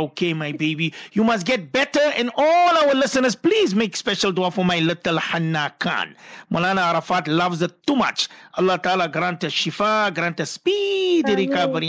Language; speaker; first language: English; native; English